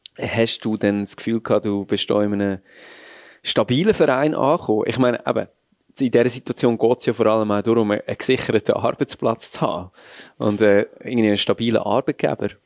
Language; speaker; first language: German; native; German